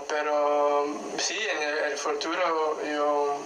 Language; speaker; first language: Spanish; non-native, learner; English